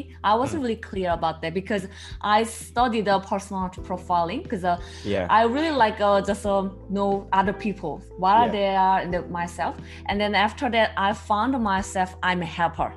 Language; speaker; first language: English; non-native, learner; Korean